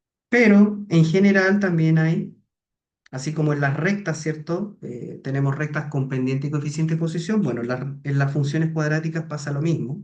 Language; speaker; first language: Spanish; native; Spanish